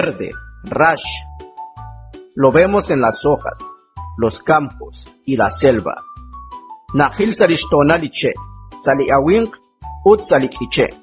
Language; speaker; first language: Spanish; non-native, local second language; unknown